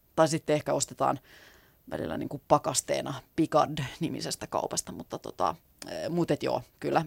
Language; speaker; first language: Finnish; native; Finnish